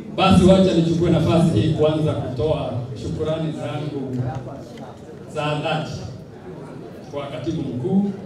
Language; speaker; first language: Swahili; native; Swahili